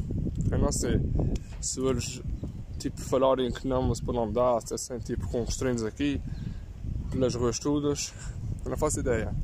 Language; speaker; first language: Portuguese; early bilingual, heritage; Portuguese